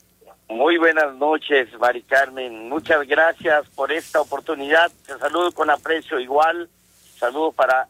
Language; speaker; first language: Spanish; native; Spanish